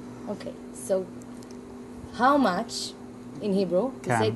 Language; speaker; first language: English; non-native, fluent; Hebrew